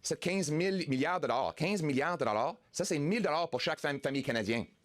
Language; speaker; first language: French; non-native, local second language; English